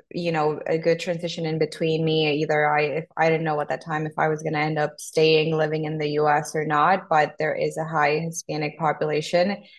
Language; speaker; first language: English; non-native, fluent; Spanish